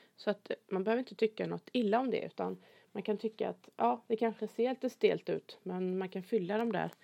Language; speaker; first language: Swedish; native; Swedish